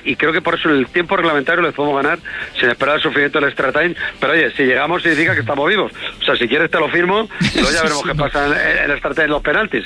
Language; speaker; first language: Spanish; native; Spanish